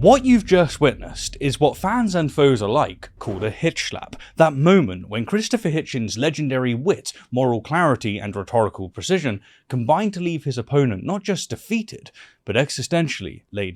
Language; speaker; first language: English; native; English